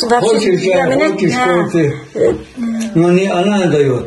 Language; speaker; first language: Russian; non-native, fluent; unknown